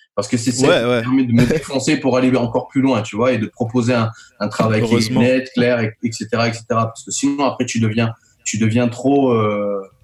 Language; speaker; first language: French; native; French